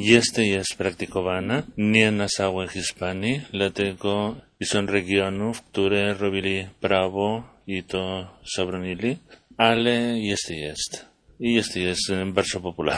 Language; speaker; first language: Polish; non-native, learner; Spanish